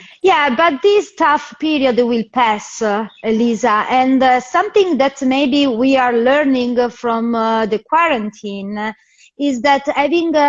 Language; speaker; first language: English; non-native, fluent; Italian